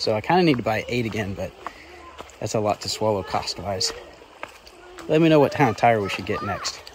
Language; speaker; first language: English; native; English